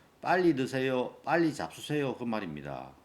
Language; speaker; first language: Korean; native; Korean